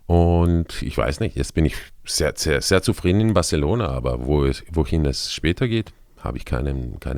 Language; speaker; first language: German; non-native, fluent; Croatian